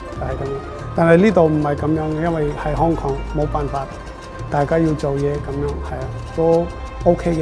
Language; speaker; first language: Cantonese; non-native, fluent; Urdu